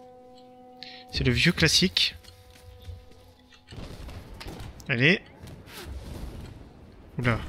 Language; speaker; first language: French; native; French